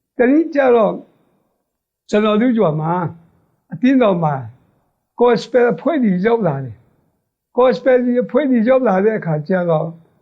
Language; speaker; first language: Burmese; non-native, local second language; Hakha Chin